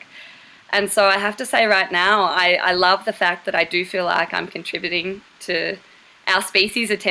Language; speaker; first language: English; native; English